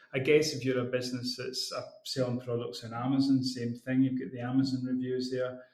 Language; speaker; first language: English; native; English